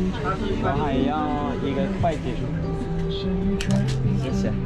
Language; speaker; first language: Chinese; non-native, learner; Thai